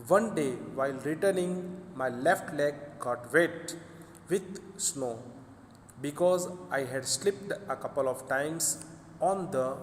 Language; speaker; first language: English; non-native, local second language; Gujarati